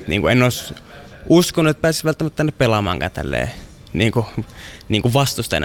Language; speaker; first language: Finnish; native; Finnish